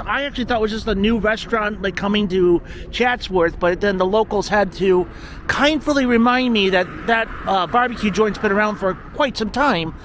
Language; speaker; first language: English; native; English